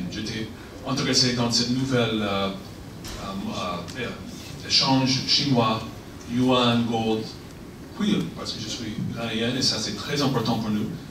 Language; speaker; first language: French; non-native, fluent; Persian